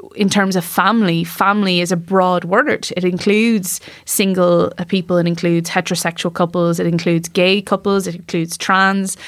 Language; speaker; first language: English; native; English